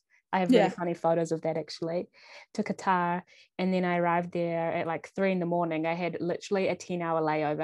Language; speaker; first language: English; native; English